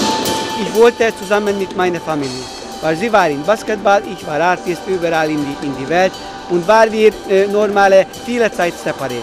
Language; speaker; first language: German; non-native, learner; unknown